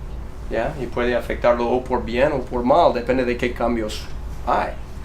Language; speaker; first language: Spanish; non-native, fluent; English